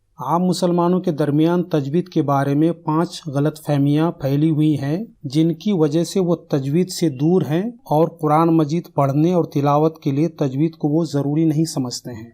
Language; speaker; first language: Urdu; native; Urdu